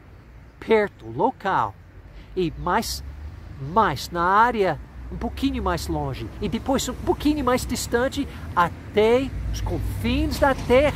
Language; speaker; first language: Portuguese; non-native, fluent; English